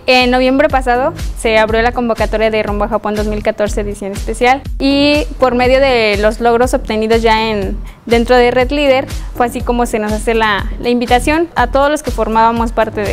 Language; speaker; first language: Spanish; native; Spanish